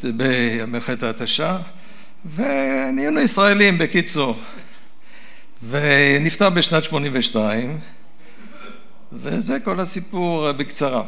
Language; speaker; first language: Hebrew; early bilingual, other home language; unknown